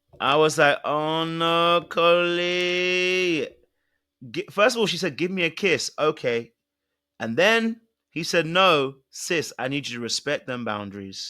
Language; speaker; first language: English; native; English